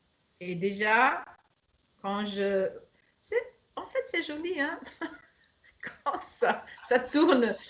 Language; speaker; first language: French; non-native, fluent; German